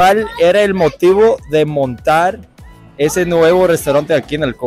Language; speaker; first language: Spanish; non-native, fluent; English